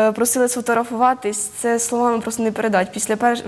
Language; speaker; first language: Ukrainian; native; Ukrainian